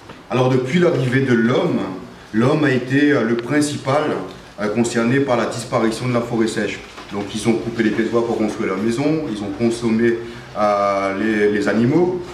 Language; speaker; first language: French; native; French